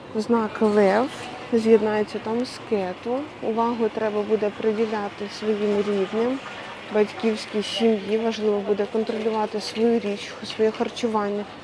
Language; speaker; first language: Ukrainian; non-native, local second language; Russian